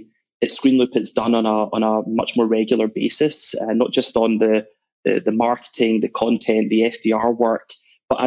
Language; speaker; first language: English; native; English